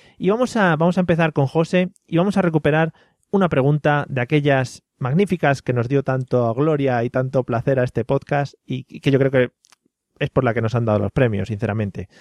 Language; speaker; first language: Spanish; native; Spanish